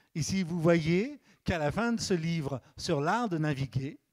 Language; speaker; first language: French; native; French